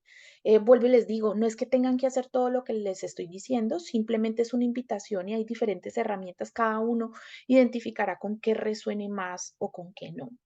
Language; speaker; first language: Spanish; native; Spanish